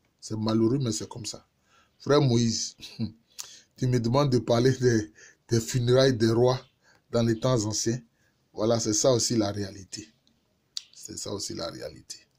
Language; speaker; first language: French; non-native, local second language; Baoulé